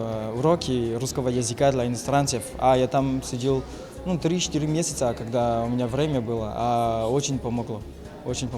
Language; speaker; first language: Russian; non-native, learner; French